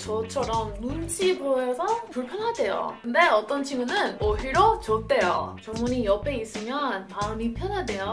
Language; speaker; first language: Korean; non-native, fluent; English